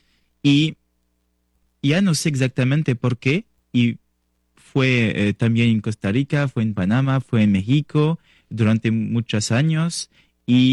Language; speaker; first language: Spanish; non-native, learner; French